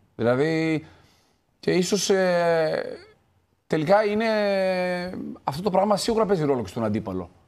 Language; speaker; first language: Greek; native; Greek